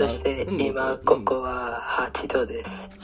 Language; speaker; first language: Japanese; non-native, learner; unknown